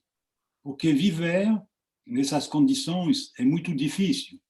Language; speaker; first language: Portuguese; non-native, fluent; French